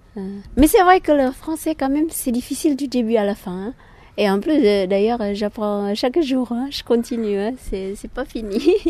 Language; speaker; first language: French; non-native, fluent; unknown